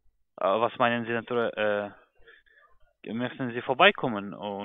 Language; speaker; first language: German; non-native, learner; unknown